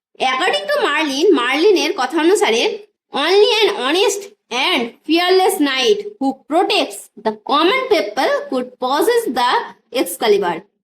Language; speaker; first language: English; non-native, local second language; Bangla